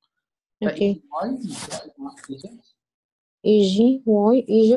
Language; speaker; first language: Arabic; native; Arabic